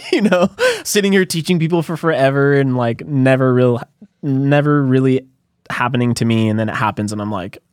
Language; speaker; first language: English; native; English